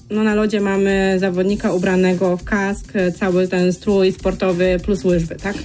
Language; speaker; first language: Polish; native; Polish